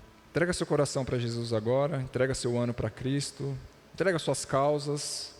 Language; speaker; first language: Portuguese; native; Portuguese